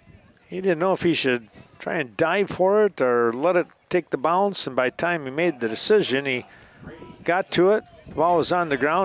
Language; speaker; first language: English; native; English